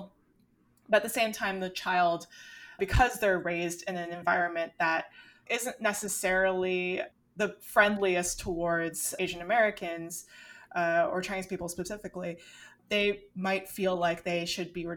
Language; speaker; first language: English; non-native, local second language; Cantonese